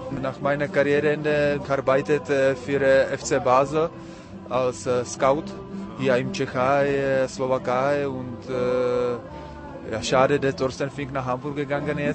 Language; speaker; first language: German; non-native, learner; Czech